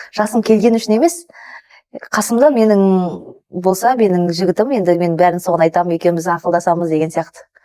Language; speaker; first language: Kazakh; early bilingual, heritage; Kazakh